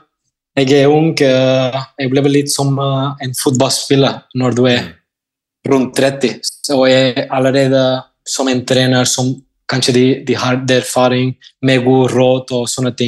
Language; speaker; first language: Norwegian; non-native, fluent; Spanish